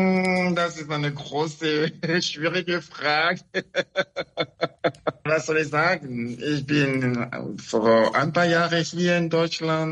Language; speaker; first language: German; non-native, learner; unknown